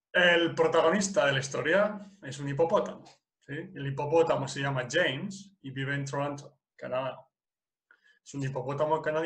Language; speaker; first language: Spanish; non-native, fluent; English